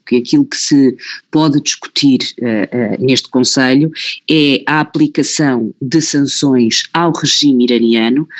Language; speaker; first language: Portuguese; native; Portuguese